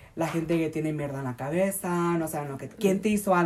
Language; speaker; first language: Spanish; early bilingual, heritage; Spanish